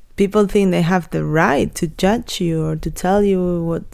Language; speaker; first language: English; non-native, fluent; Spanish